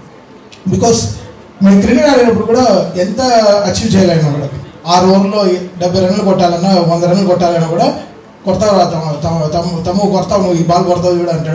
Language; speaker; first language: Telugu; native; Telugu